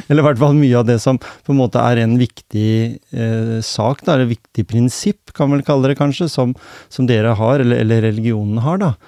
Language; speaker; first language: Norwegian; native; Norwegian